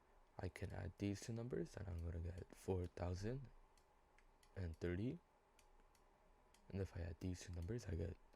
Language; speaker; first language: English; native; English